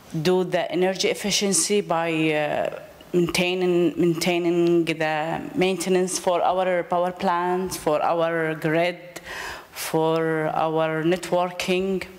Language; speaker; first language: English; non-native, learner; Arabic